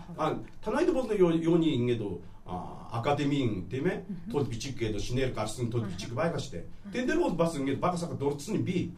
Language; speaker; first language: Mongolian; non-native, fluent; Japanese